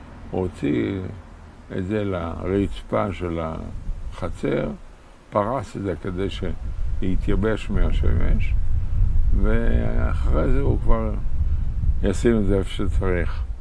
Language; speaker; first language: Hebrew; native; Hebrew